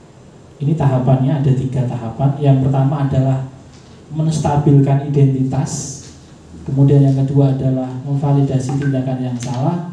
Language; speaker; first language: Indonesian; native; Indonesian